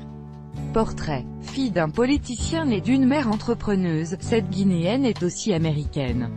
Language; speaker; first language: French; native; French